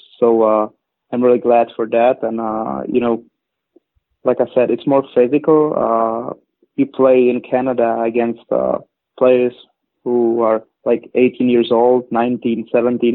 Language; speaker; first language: English; non-native, fluent; Czech